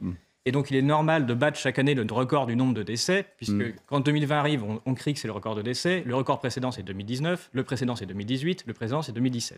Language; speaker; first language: French; native; French